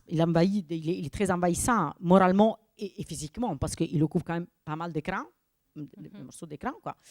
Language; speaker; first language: French; non-native, fluent; Italian